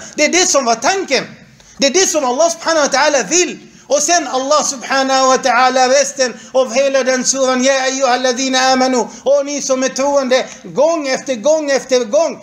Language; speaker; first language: Swedish; non-native, fluent; Arabic